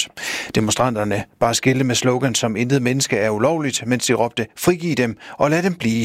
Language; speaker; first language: Danish; native; Danish